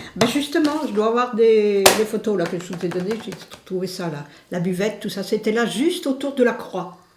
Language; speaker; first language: French; native; French